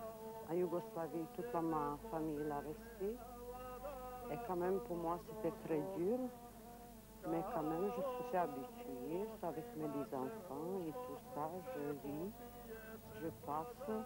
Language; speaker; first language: French; non-native, learner; Serbian